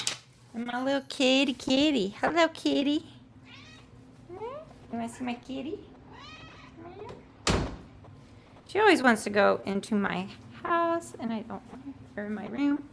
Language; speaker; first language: English; native; English